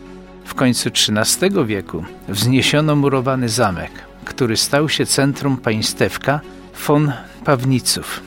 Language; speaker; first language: Polish; native; Polish